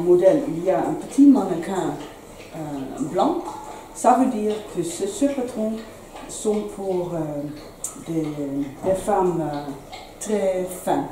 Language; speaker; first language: French; non-native, learner; Dutch